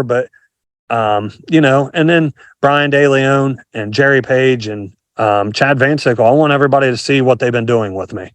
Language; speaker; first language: English; native; English